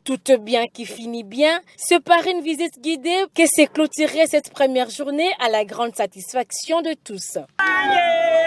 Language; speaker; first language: French; native; French